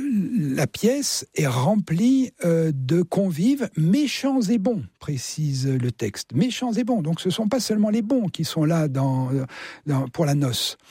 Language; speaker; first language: French; native; French